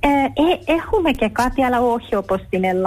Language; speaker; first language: Greek; early bilingual, heritage; Finnish